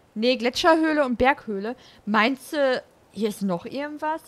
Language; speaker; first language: German; native; German